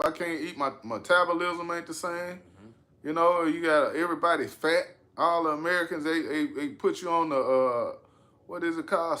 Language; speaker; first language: English; native; English